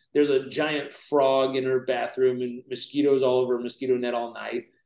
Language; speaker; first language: English; native; English